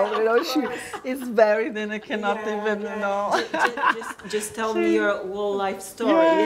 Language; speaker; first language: English; non-native, learner; Polish